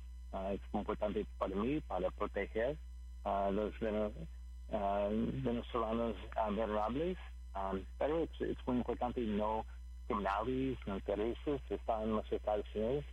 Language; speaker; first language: Spanish; non-native, learner; English